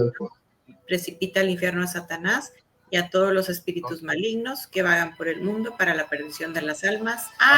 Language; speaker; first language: Spanish; native; Spanish